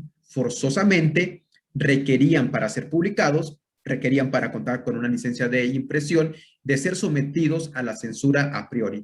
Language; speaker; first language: Spanish; native; Spanish